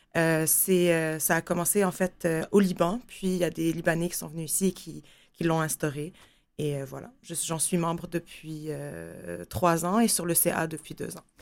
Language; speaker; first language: French; non-native, local second language; Arabic